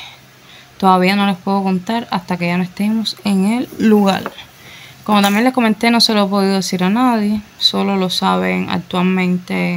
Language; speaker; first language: Spanish; native; Spanish